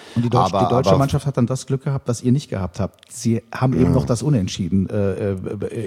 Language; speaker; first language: German; native; German